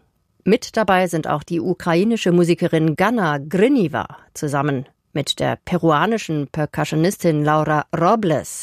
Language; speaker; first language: German; native; German